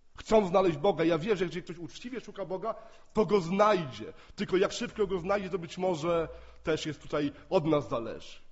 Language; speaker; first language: Polish; native; Polish